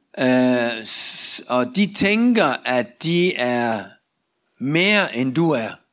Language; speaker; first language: Danish; non-native, learner; Russian